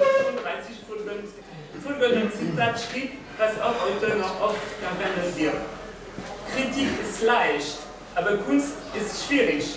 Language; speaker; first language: German; non-native, fluent; French